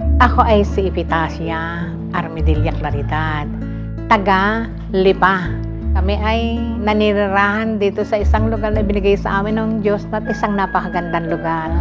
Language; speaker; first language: Filipino; native; Filipino